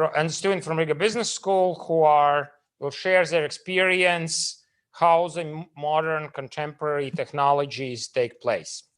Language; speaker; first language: English; non-native, fluent; Latvian